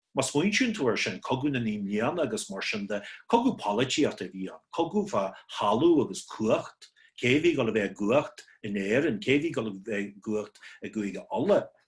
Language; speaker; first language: Irish; native; Irish